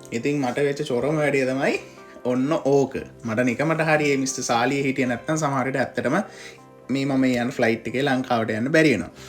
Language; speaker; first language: Sinhala; native; Sinhala